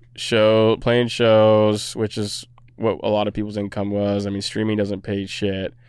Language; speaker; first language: English; native; English